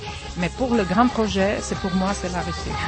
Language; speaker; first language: French; non-native, fluent; Czech